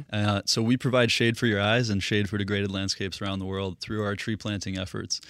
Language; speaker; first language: English; early bilingual, other home language; Russian